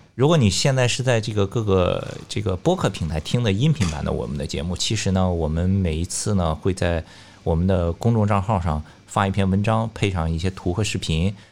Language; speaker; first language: Chinese; native; Chinese